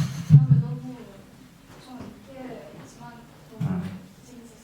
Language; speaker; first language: Korean; non-native, learner; Russian